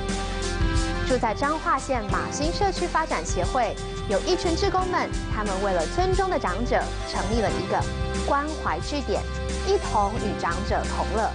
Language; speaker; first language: Chinese; native; Chinese